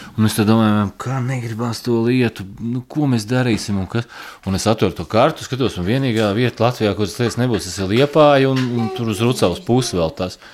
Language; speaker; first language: Latvian; native; Latvian